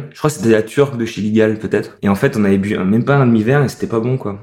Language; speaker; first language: French; native; French